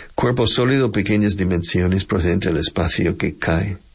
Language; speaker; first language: Spanish; non-native, fluent; English